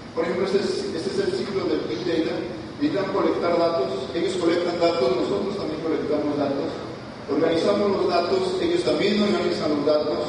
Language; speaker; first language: Spanish; native; Spanish